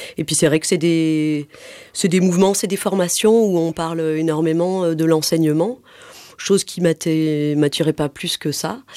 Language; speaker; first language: French; native; French